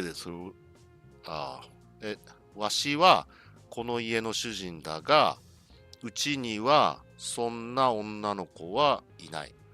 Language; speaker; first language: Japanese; non-native, learner; English